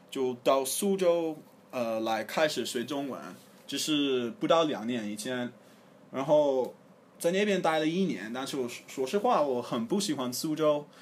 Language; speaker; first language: Chinese; non-native, fluent; English